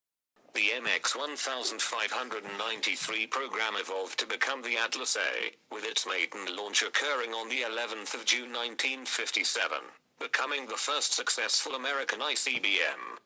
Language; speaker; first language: English; native; English